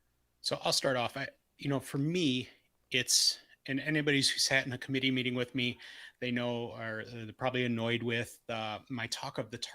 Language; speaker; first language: English; native; English